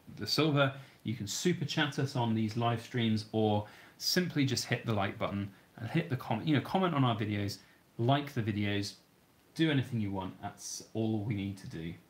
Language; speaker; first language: English; native; English